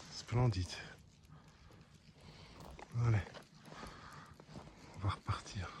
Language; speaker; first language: French; native; French